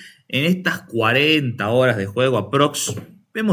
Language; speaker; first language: Spanish; native; Spanish